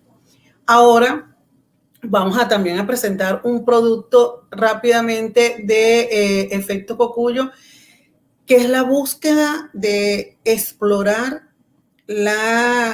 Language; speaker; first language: Spanish; native; Spanish